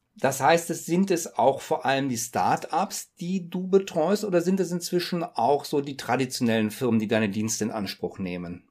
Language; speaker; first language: German; native; German